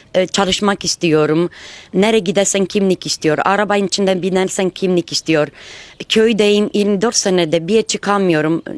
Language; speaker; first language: Turkish; non-native, learner; Romanian